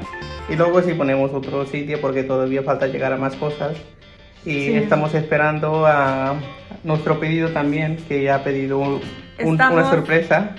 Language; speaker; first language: Spanish; non-native, learner; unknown